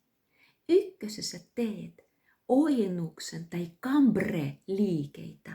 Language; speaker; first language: Finnish; non-native, learner; Russian